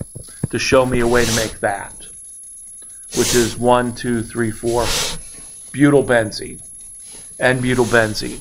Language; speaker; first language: English; native; English